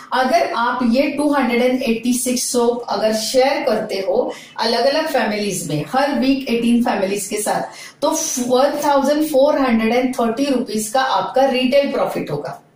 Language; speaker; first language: Hindi; non-native, local second language; Marathi